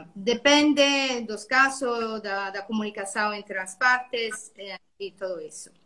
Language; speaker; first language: Portuguese; non-native, learner; Italian